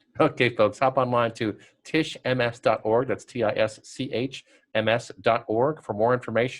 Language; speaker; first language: English; native; English